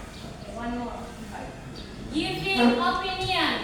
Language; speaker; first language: English; non-native, local second language; Indonesian